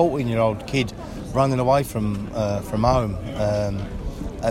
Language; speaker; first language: English; native; English